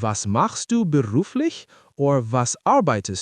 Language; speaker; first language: German; non-native, fluent; English